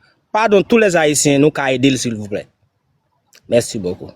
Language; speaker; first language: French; non-native, learner; Haitian Creole